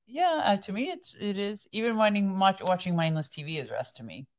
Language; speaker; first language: English; early bilingual, other home language; Persian